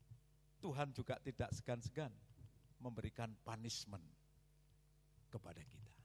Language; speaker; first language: Indonesian; native; Indonesian